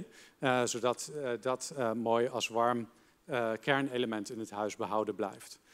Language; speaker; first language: Dutch; native; Dutch